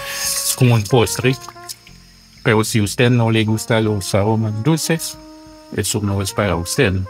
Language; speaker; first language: Spanish; non-native, fluent; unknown